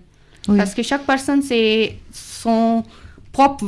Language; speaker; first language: French; non-native, learner; Urdu